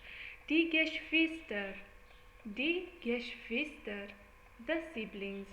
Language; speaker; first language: German; non-native, learner; English